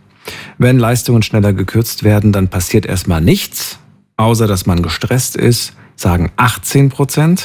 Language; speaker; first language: German; native; German